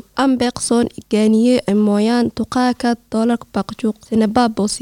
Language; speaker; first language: French; non-native, learner; Somali